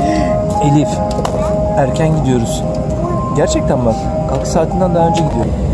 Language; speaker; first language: Turkish; native; Turkish